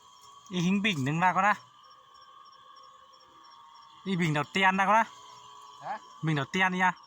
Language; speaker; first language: Vietnamese; non-native, local second language; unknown